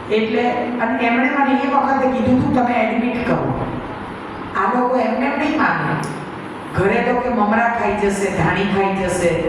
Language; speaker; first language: Gujarati; native; Gujarati